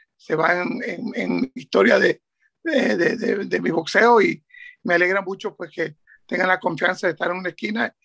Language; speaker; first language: Spanish; native; Spanish